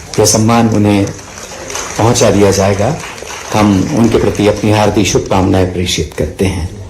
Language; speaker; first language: Hindi; native; Hindi